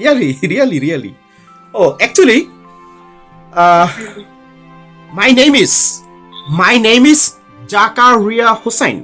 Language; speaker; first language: English; non-native, learner; Bangla